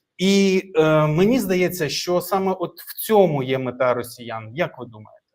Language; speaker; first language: Ukrainian; native; Ukrainian